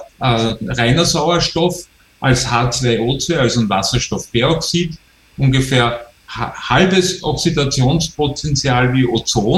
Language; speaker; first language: German; native; German